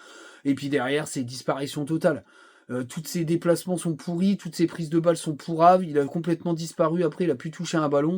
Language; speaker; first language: French; native; French